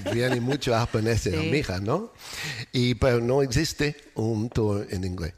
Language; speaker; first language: Spanish; non-native, learner; English